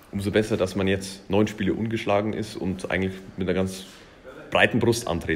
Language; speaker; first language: German; native; German